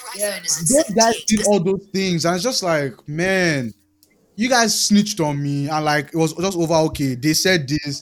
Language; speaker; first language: English; non-native, local second language; Yoruba